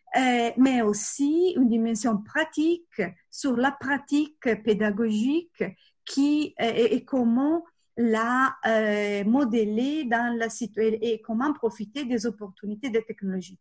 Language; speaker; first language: French; non-native, fluent; Italian